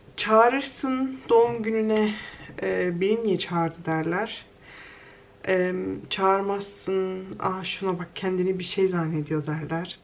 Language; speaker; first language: Turkish; native; Turkish